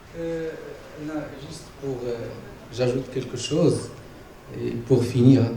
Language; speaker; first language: French; non-native, local second language; Arabic